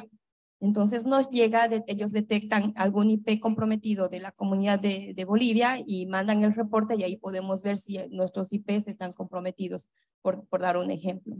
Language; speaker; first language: Spanish; native; Spanish